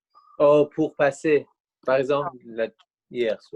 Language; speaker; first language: French; non-native, learner; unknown